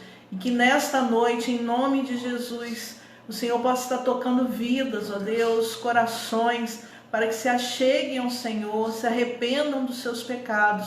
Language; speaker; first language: Portuguese; native; Portuguese